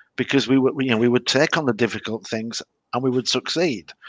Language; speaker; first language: English; native; English